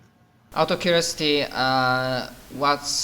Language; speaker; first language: English; non-native, fluent; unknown